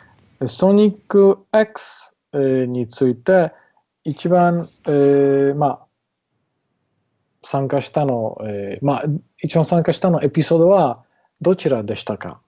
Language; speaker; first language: Japanese; non-native, learner; English